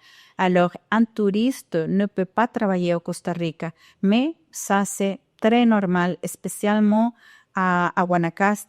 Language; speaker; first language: French; non-native, fluent; Spanish